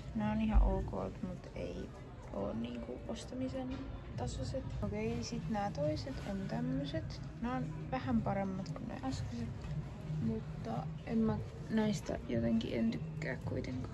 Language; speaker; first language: Finnish; native; Finnish